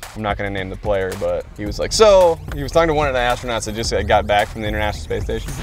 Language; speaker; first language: English; native; English